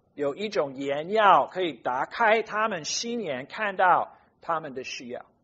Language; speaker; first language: Chinese; non-native, fluent; English